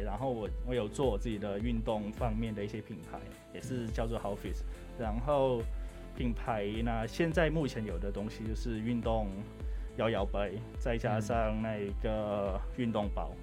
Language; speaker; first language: Chinese; non-native, fluent; Thai